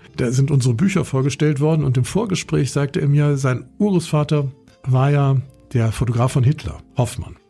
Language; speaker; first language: German; native; German